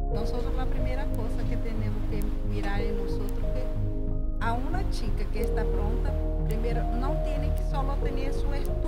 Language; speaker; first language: Spanish; non-native, learner; Portuguese